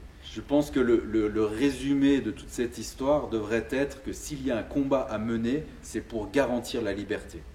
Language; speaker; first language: French; native; French